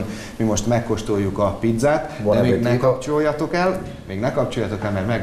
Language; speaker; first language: Hungarian; native; Hungarian